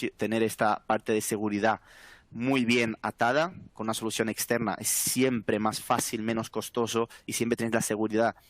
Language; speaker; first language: Spanish; native; Spanish